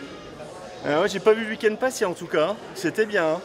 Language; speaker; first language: French; native; French